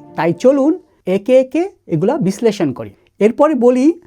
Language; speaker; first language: Bangla; native; Bangla